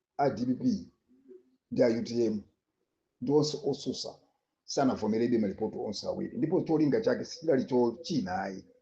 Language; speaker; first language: Nyanja; native; Nyanja